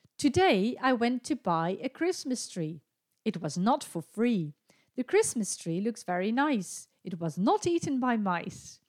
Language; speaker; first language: English; non-native, fluent; Dutch